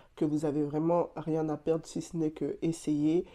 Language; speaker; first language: French; native; French